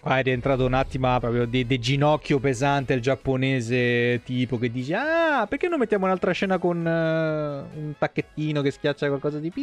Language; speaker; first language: Italian; native; Italian